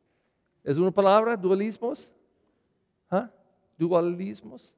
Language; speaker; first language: Spanish; non-native, learner; English